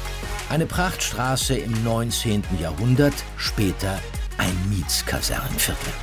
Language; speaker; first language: German; native; German